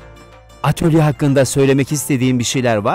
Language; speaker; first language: Turkish; native; Turkish